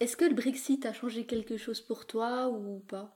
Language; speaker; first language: French; native; French